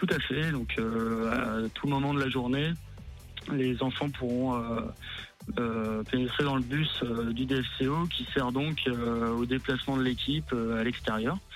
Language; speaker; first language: French; native; French